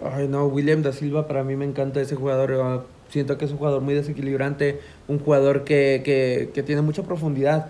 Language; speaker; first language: Spanish; native; Spanish